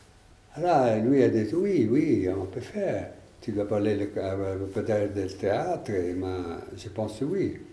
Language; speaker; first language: French; non-native, learner; Italian